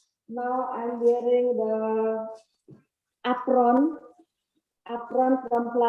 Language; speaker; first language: English; non-native, learner; Indonesian